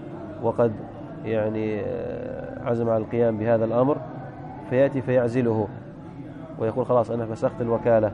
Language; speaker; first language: Arabic; native; Arabic